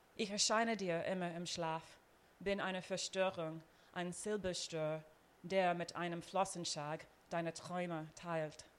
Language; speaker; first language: German; non-native, fluent; English